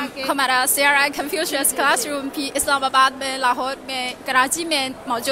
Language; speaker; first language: Hindi; non-native, learner; Chinese